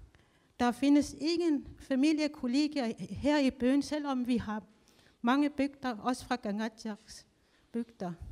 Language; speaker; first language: Danish; non-native, local second language; Kalaallisut